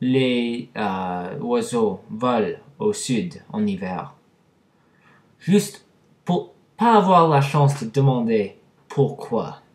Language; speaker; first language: French; non-native, learner; English